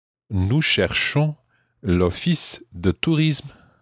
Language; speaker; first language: French; non-native, fluent; English